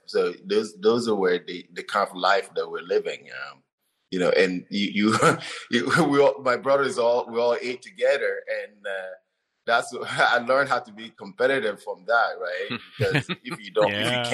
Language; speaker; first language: English; non-native, fluent; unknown